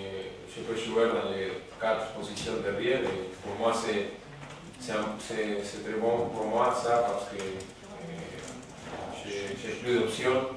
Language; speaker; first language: French; non-native, learner; Spanish